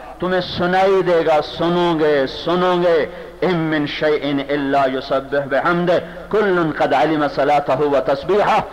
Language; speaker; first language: Urdu; non-native, local second language; Punjabi